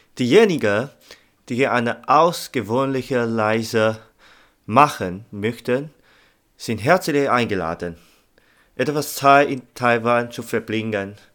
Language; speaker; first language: German; non-native, learner; Chinese